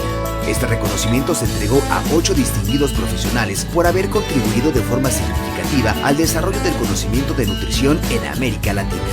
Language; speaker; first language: Spanish; native; Spanish